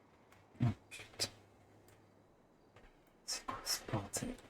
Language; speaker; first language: French; native; French